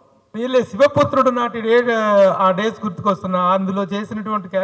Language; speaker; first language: Telugu; native; Telugu